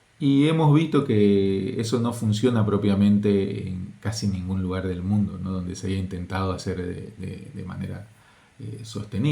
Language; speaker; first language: Spanish; native; Spanish